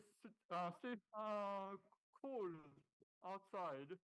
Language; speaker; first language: English; non-native, learner; Japanese